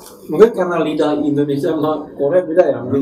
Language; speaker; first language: Indonesian; native; Indonesian